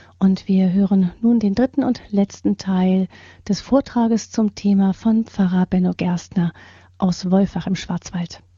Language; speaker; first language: German; native; German